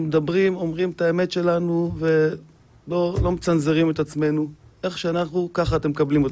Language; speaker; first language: Hebrew; native; Hebrew